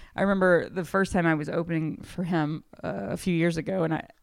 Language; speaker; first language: English; native; English